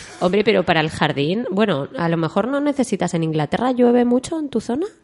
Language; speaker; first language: Spanish; native; Spanish